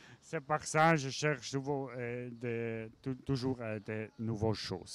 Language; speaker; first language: French; non-native, learner; German